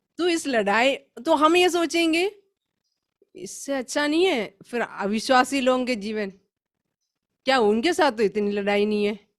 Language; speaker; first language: Hindi; non-native, local second language; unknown